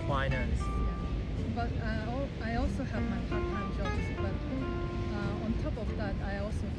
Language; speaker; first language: English; non-native, local second language; Japanese